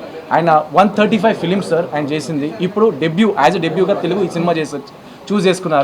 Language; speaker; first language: Telugu; native; Telugu